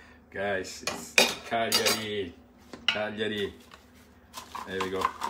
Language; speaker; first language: English; non-native, fluent; Italian